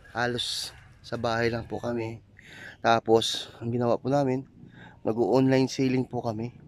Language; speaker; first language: Filipino; non-native, local second language; Hiligaynon